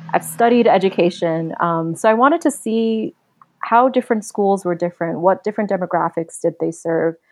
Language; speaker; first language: English; native; English